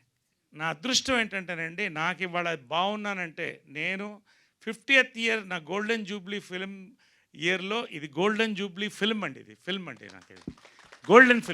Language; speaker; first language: Telugu; native; Telugu